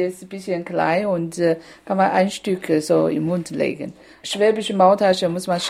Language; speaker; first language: German; non-native, learner; Chinese